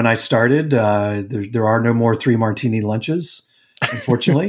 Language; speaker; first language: English; native; English